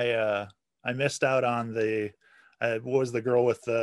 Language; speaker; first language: English; native; English